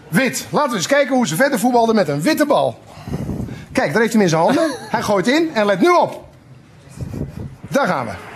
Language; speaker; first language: Dutch; native; Dutch